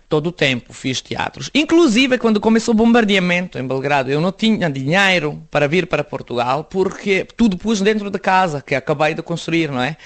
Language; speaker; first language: Portuguese; non-native, fluent; Serbian